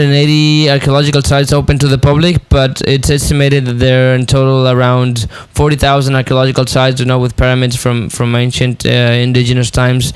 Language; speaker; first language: English; non-native, fluent; Spanish